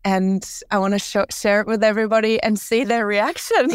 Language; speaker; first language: English; early bilingual, other home language; Korean